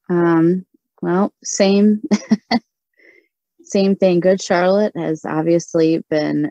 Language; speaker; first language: English; native; English